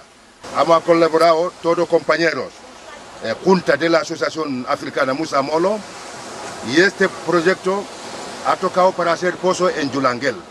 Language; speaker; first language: Spanish; non-native, learner; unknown